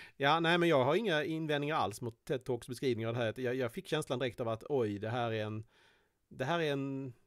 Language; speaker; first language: Swedish; native; Swedish